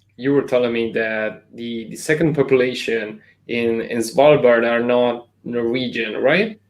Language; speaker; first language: English; non-native, fluent; Italian